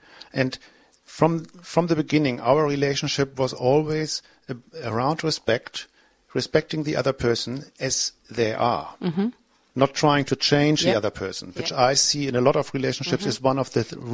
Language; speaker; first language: English; non-native, fluent; German